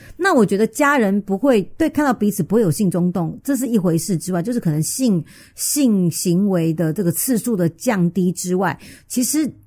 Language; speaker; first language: Chinese; native; Chinese